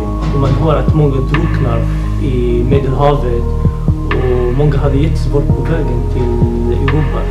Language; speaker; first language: Swedish; non-native, fluent; Arabic